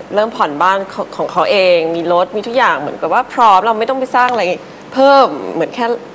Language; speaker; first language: Thai; early bilingual, heritage; Thai